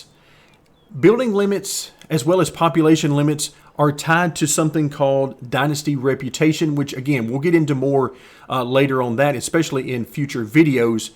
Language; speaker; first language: English; native; English